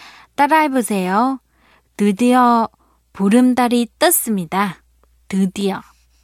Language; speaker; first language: Korean; non-native, fluent; Vietnamese